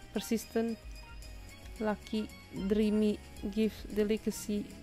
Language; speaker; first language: English; non-native, fluent; Indonesian